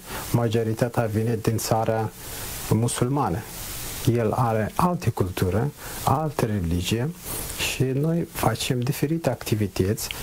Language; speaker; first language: Romanian; non-native, learner; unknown